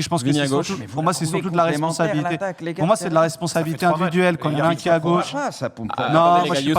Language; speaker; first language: French; native; French